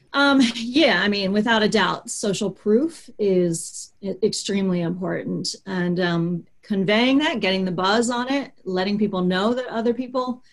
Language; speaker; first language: English; native; English